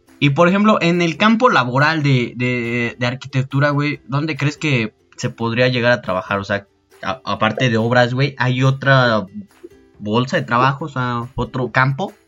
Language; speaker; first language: Spanish; native; Spanish